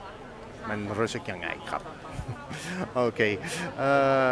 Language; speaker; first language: Thai; non-native, fluent; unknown